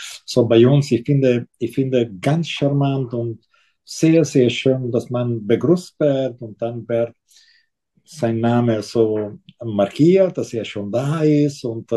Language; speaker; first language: German; non-native, local second language; Italian